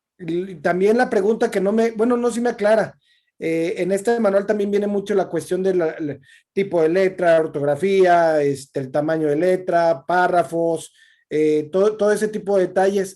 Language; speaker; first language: Spanish; native; Spanish